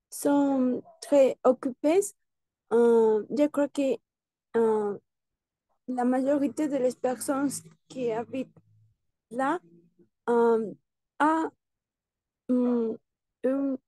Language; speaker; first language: French; non-native, learner; Spanish